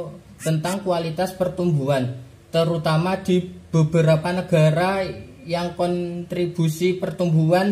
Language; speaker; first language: Indonesian; native; Indonesian